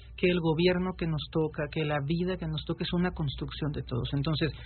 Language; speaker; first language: Spanish; native; Spanish